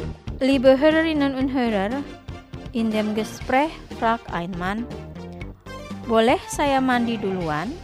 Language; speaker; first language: German; non-native, fluent; Indonesian